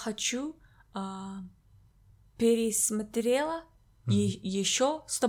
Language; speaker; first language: Russian; non-native, learner; English